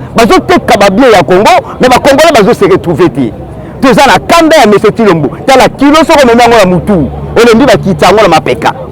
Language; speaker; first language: Lingala; native; Lingala